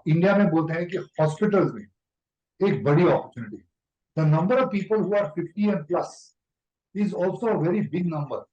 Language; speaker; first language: Hindi; native; Hindi